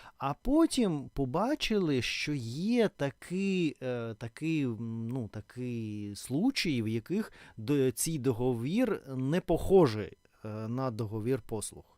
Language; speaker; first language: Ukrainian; non-native, local second language; Russian